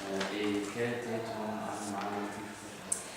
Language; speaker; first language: French; non-native, learner; German